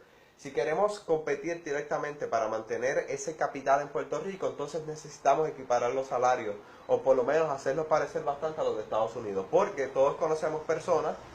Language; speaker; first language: Spanish; native; Spanish